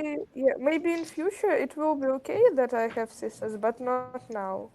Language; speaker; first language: English; non-native, learner; Russian